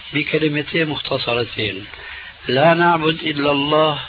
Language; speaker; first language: Arabic; early bilingual, other home language; Albanian